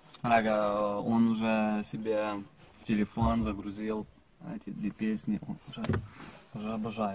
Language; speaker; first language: Russian; non-native, fluent; Italian